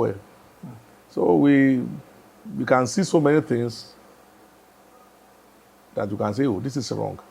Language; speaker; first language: English; non-native, local second language; Yoruba